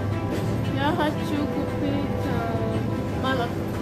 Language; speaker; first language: Russian; non-native, learner; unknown